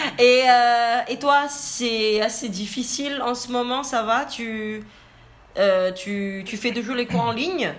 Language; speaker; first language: French; non-native, learner; Indonesian